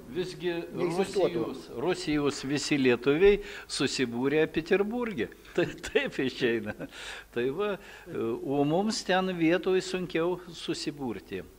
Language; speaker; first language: Lithuanian; early bilingual, heritage; Lithuanian